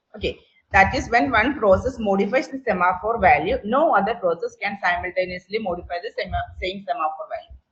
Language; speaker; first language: English; non-native, local second language; Malayalam